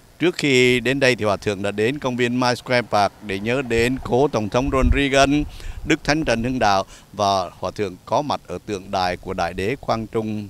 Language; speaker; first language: Vietnamese; native; Vietnamese